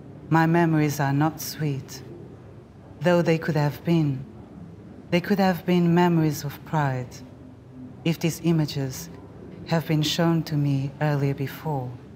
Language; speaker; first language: English; non-native, fluent; Portuguese